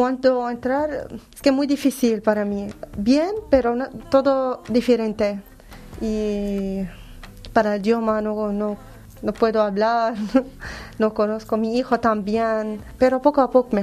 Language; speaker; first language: Spanish; non-native, learner; Arabic